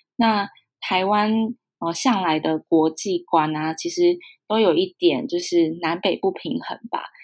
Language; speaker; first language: Chinese; native; Chinese